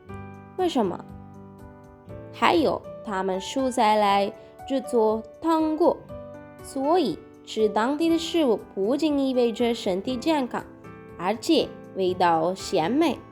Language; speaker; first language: Chinese; non-native, learner; Sinhala